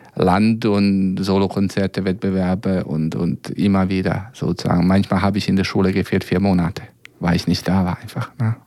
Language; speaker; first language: German; non-native, fluent; Serbian